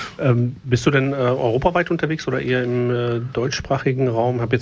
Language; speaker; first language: German; native; German